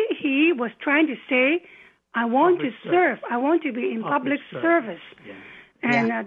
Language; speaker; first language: English; non-native, local second language; Cantonese